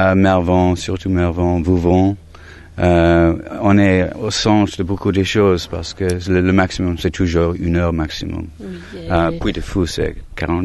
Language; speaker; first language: French; non-native, fluent; English